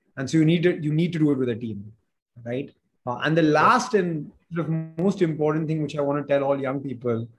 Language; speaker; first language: English; non-native, local second language; Hindi